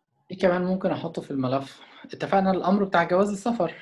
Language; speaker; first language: Arabic; native; Arabic